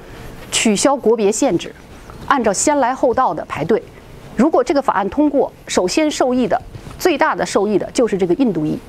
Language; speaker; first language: Chinese; native; Chinese